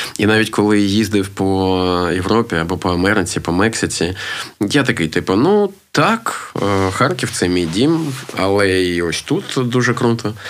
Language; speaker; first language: Ukrainian; non-native, local second language; Russian